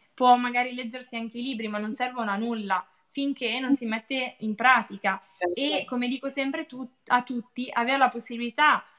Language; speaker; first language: Italian; native; Italian